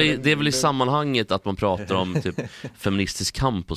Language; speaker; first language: Swedish; native; Swedish